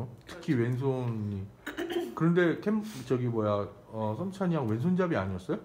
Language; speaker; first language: Korean; native; Korean